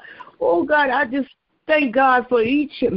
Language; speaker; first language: English; native; English